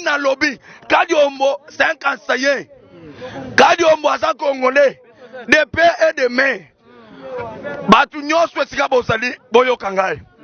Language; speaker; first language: Lingala; non-native, local second language; Luba-Lulua